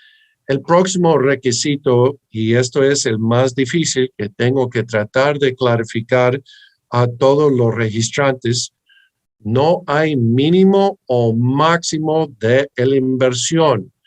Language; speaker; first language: Spanish; early bilingual, heritage; English